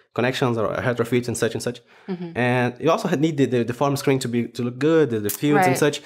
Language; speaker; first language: English; non-native, fluent; Portuguese